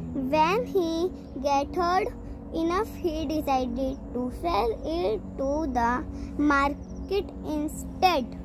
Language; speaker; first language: English; non-native, learner; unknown